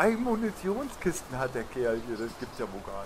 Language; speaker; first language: German; native; German